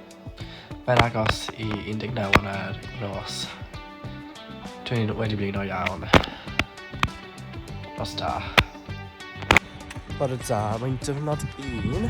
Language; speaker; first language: Welsh; non-native, learner; English